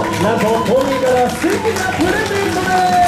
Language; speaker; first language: Japanese; native; Japanese